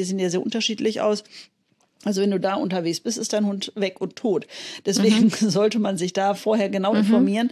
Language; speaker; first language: German; native; German